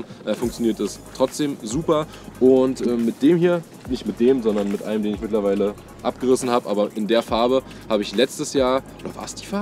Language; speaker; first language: German; native; German